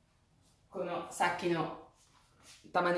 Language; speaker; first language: Japanese; non-native, learner; Italian